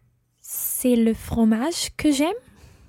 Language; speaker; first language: French; non-native, learner; English